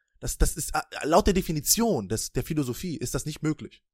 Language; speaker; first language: German; native; German